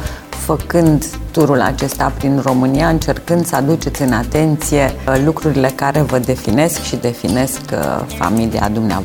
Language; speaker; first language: Romanian; native; Romanian